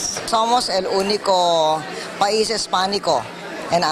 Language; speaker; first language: Spanish; non-native, fluent; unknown